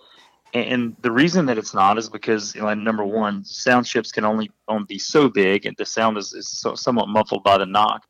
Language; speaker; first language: English; native; English